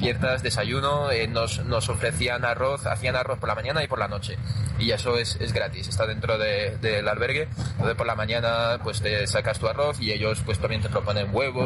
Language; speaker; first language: Spanish; non-native, fluent; French